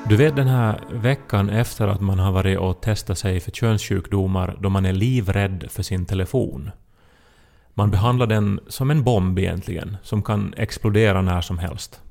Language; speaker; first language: Swedish; native; Swedish